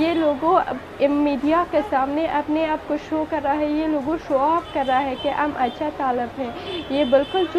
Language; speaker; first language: Hindi; non-native, fluent; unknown